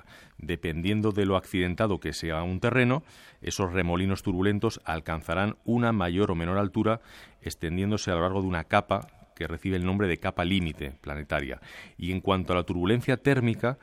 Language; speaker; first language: Spanish; native; Spanish